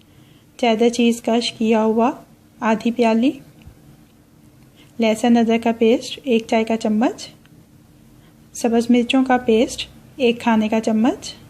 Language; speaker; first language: Urdu; native; Urdu